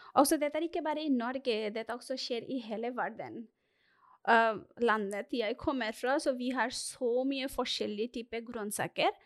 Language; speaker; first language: Norwegian; non-native, fluent; Bangla